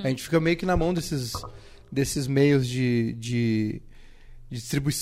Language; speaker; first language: Portuguese; native; Portuguese